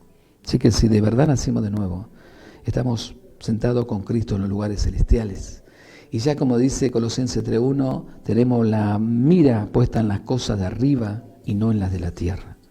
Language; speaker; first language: Spanish; native; Spanish